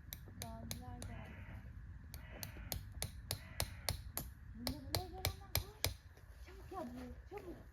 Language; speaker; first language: Turkish; native; Turkish